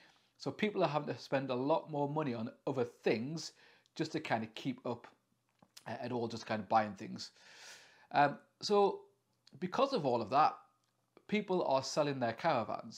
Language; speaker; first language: English; native; English